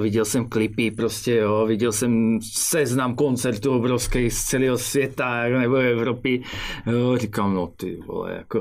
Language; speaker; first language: Czech; native; Czech